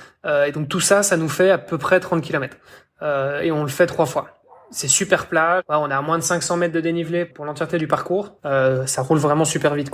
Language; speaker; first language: French; native; French